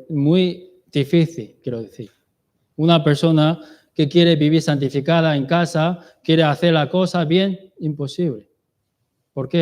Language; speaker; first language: Spanish; non-native, learner; Chinese